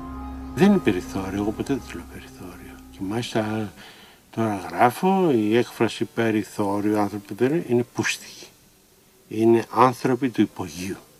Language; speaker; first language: Greek; native; Greek